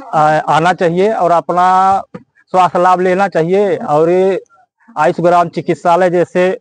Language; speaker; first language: Hindi; native; Hindi